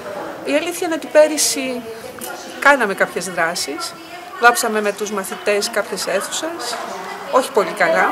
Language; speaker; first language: Greek; native; Greek